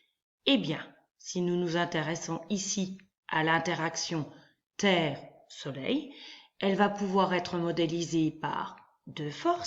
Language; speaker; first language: French; native; French